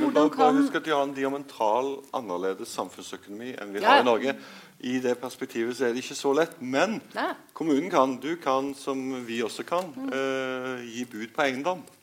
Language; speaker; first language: Norwegian; native; Norwegian